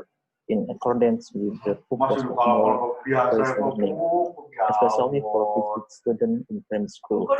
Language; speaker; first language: English; non-native, learner; Indonesian